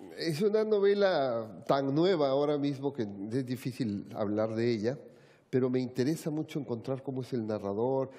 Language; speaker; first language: Spanish; native; Spanish